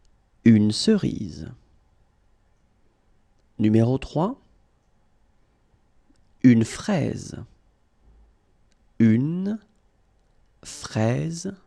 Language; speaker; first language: French; native; French